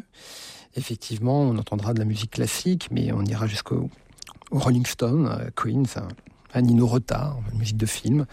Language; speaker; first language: French; native; French